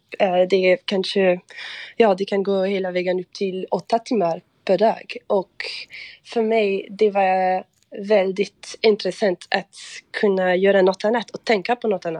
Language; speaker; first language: Swedish; non-native, fluent; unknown